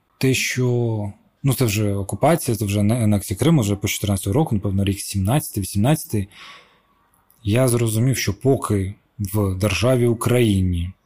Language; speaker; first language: Ukrainian; non-native, local second language; Russian